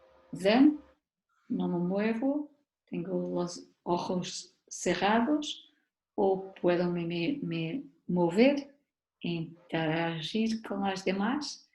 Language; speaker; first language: Spanish; non-native, learner; Portuguese